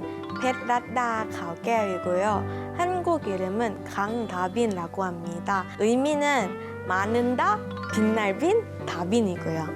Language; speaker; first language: Korean; non-native, learner; Thai